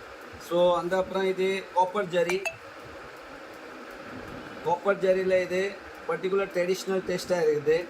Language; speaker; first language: Tamil; non-native, fluent; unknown